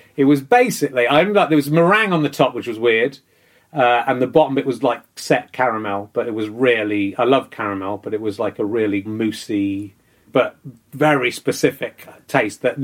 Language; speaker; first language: English; native; English